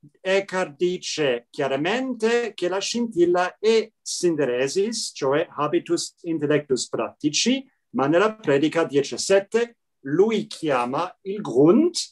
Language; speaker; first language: Italian; non-native, fluent; English